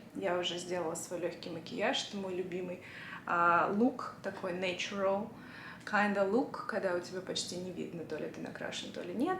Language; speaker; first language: Russian; native; Russian